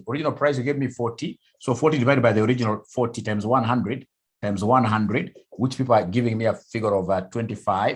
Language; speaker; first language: English; non-native, local second language; Swahili